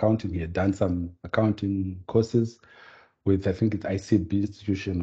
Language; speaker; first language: English; non-native, local second language; Shona